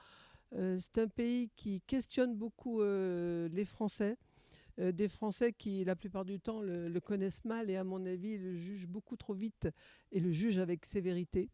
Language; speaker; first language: French; native; French